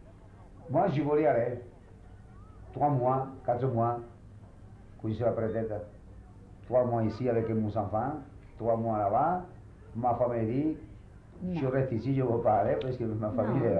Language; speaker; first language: French; non-native, learner; Spanish